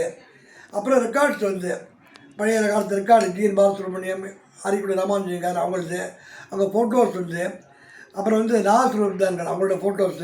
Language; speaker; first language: Tamil; native; Tamil